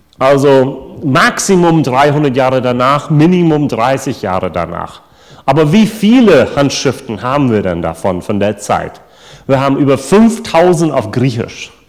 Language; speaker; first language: German; non-native, fluent; English